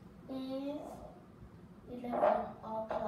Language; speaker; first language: English; non-native, learner; Vietnamese